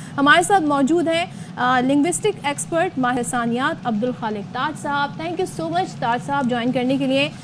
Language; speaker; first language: Urdu; native; Urdu